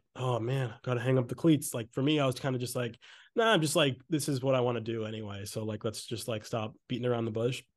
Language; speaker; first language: English; native; English